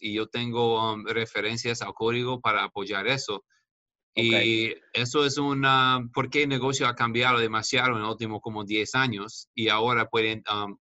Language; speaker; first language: Spanish; non-native, fluent; English